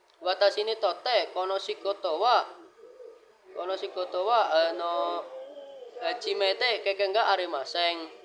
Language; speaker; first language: Japanese; non-native, learner; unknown